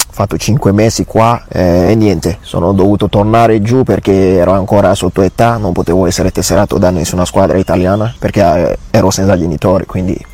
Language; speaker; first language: Italian; non-native, fluent; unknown